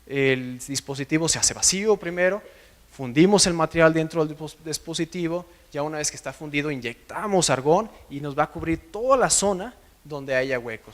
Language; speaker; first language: Spanish; native; Spanish